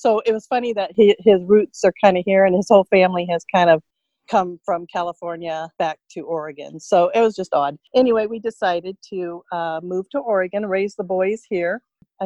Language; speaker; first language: English; native; English